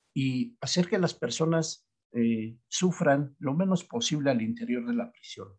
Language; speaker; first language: Spanish; native; Spanish